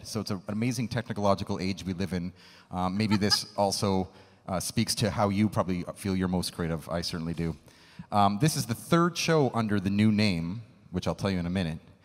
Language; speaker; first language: English; native; English